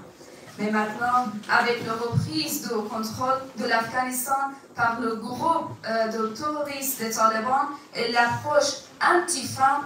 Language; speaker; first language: French; non-native, fluent; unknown